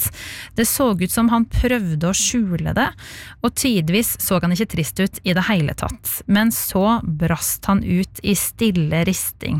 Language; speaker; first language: Norwegian; native; Norwegian